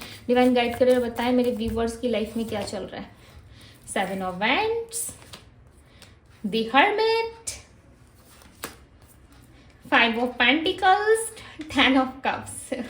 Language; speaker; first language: Hindi; native; Hindi